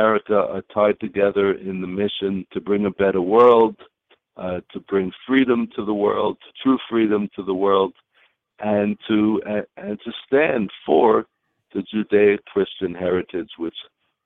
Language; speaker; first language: English; native; English